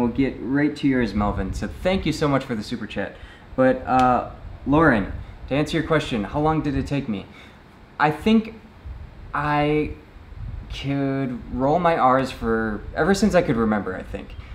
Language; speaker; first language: English; native; English